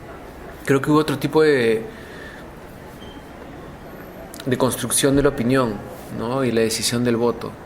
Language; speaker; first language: Spanish; native; Spanish